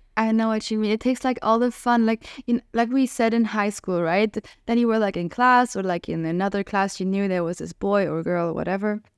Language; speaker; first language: English; non-native, fluent; Hungarian